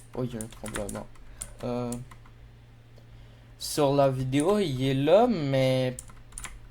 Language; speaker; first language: French; native; French